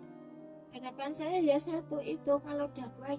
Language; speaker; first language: Indonesian; non-native, local second language; Javanese